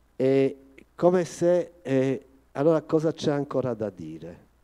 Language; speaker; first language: Italian; non-native, fluent; Polish